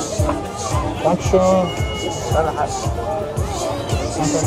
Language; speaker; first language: German; non-native, learner; Arabic